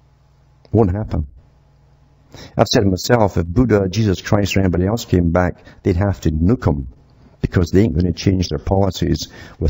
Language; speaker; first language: English; native; English